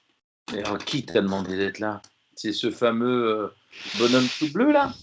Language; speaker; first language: French; native; French